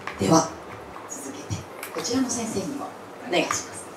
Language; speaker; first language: Japanese; native; Japanese